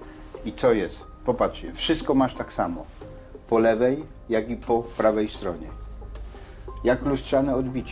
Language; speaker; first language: Polish; native; Polish